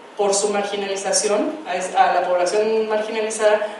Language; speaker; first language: Spanish; native; Spanish